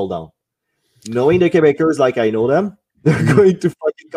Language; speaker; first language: English; non-native, fluent; French